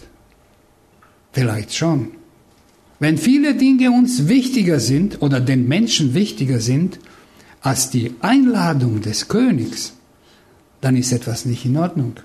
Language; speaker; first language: German; non-native, fluent; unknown